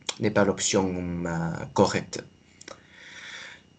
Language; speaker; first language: French; non-native, fluent; Chinese